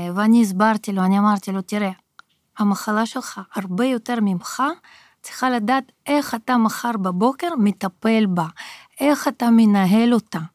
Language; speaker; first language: Hebrew; early bilingual, other home language; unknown